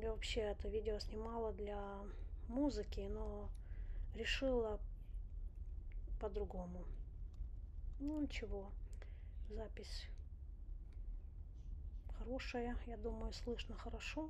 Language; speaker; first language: Russian; non-native, local second language; Romanian